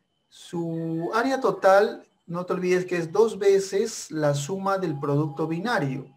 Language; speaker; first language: Spanish; native; Spanish